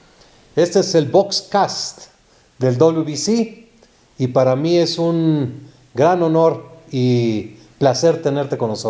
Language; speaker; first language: Spanish; native; Spanish